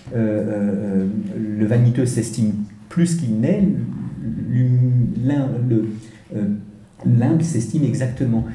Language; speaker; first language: French; native; French